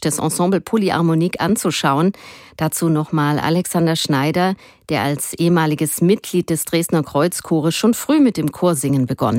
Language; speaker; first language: German; native; German